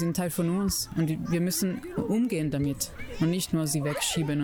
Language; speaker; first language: German; non-native, fluent; Italian